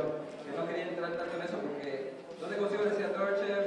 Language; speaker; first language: Spanish; native; Spanish